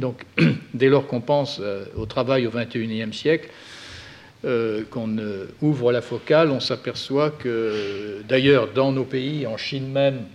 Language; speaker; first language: French; native; French